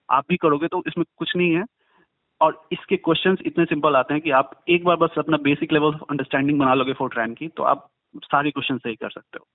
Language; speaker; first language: Hindi; native; Hindi